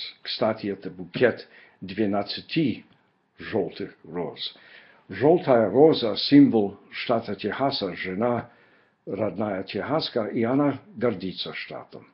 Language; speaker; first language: Russian; non-native, fluent; English